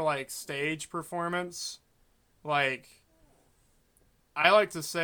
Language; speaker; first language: English; native; English